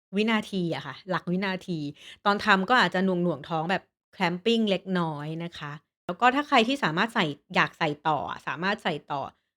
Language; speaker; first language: Thai; native; Thai